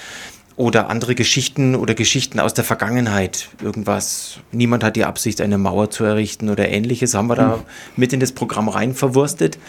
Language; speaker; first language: German; native; German